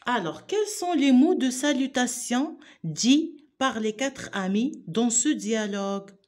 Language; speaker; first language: French; non-native, local second language; Arabic